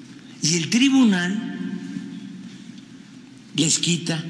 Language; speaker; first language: Spanish; native; Spanish